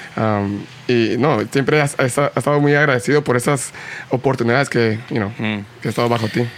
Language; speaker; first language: Spanish; early bilingual, heritage; Spanish